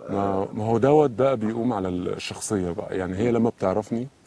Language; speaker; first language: Arabic; native; Arabic